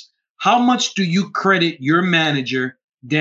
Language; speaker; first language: English; native; English